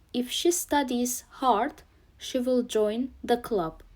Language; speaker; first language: English; non-native, fluent; Azerbaijani